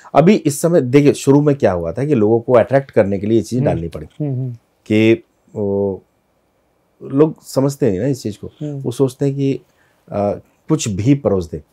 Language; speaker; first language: Hindi; native; Hindi